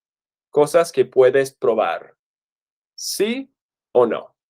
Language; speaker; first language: Spanish; non-native, fluent; English